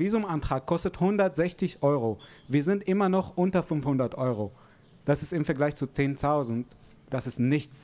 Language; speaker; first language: German; non-native, fluent; Arabic